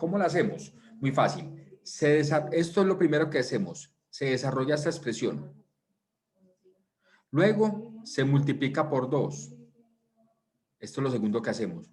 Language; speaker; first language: Spanish; native; Spanish